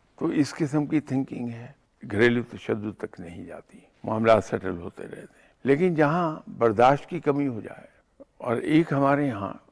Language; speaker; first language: Urdu; native; Urdu